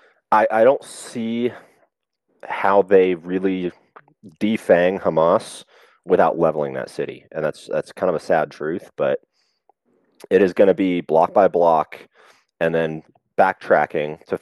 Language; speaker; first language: English; native; English